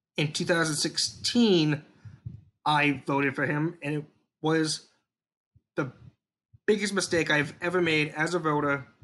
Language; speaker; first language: English; native; English